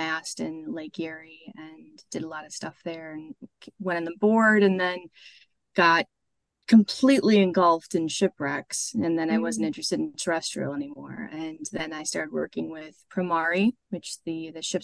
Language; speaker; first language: English; native; English